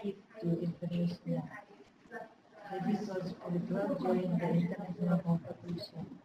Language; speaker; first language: English; non-native, learner; Indonesian